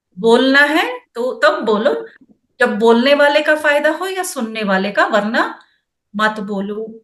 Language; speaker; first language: Hindi; non-native, local second language; Kannada